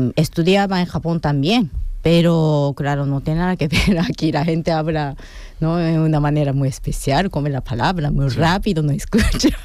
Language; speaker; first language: Spanish; non-native, fluent; Japanese